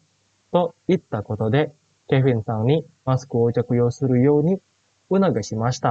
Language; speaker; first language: Japanese; non-native, fluent; Indonesian